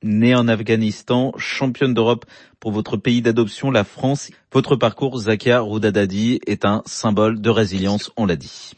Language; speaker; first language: French; native; French